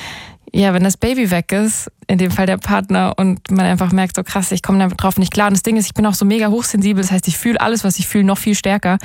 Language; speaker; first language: German; native; German